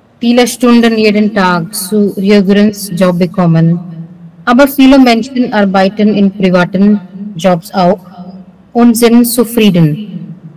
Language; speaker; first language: German; non-native, learner; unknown